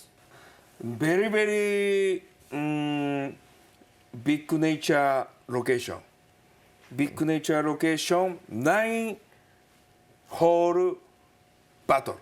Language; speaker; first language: English; non-native, learner; Japanese